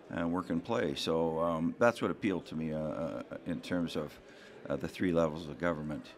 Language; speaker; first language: English; native; English